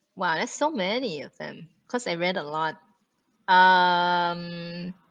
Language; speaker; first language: English; non-native, fluent; Thai